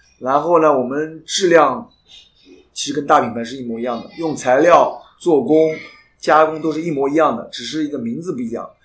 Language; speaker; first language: Chinese; native; Chinese